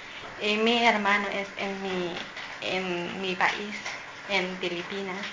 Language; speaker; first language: Spanish; non-native, learner; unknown